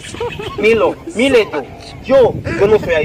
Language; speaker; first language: Spanish; non-native, learner; Haitian Creole